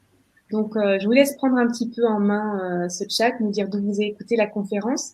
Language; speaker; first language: French; native; French